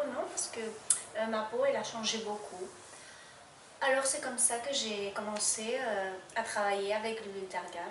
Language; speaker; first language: French; non-native, fluent; Spanish